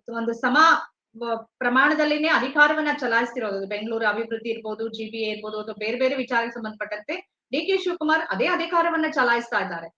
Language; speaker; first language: Kannada; native; Kannada